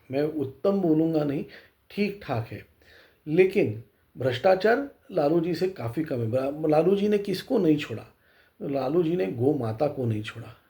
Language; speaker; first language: Hindi; non-native, local second language; Marathi